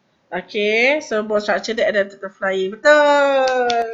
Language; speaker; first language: English; non-native, local second language; Malay